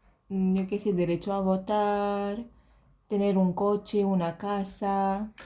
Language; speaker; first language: Spanish; early bilingual, other home language; Romanian